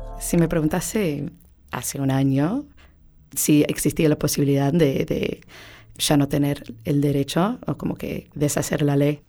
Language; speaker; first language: Spanish; non-native, fluent; English